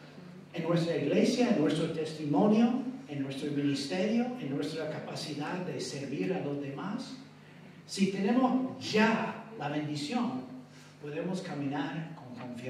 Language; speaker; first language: Spanish; non-native, fluent; English